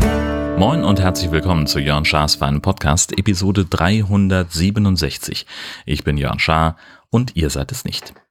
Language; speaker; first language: German; native; German